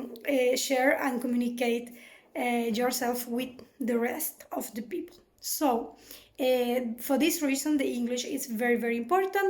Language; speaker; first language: English; non-native, fluent; Spanish